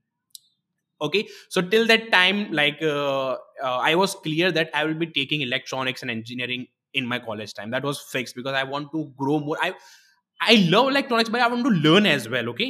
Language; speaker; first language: English; non-native, local second language; Gujarati